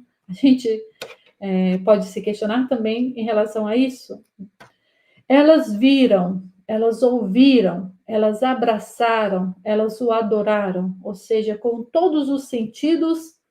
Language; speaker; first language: Portuguese; native; Portuguese